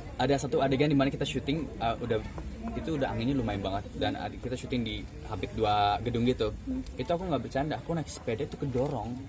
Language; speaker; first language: Indonesian; native; Indonesian